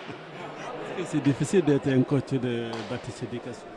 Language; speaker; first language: French; native; French